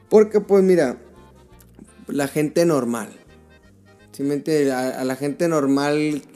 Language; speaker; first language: Spanish; early bilingual, heritage; Spanish